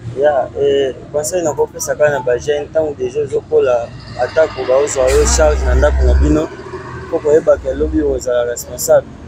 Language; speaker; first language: Lingala; native; Lingala